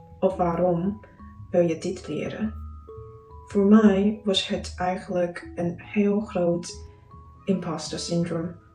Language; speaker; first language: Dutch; non-native, learner; Chinese